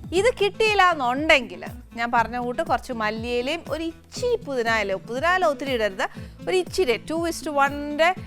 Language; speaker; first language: Malayalam; native; Malayalam